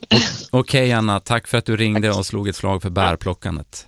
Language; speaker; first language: Swedish; native; Swedish